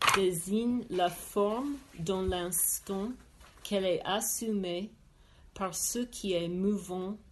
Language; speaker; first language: French; non-native, fluent; English